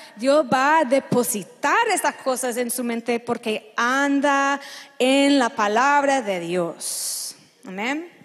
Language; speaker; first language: Spanish; non-native, fluent; English